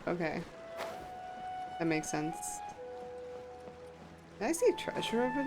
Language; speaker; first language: English; native; English